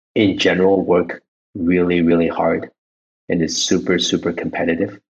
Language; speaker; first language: English; early bilingual, other home language; Chinese